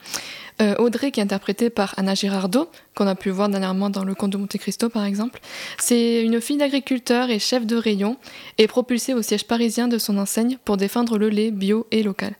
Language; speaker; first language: French; native; French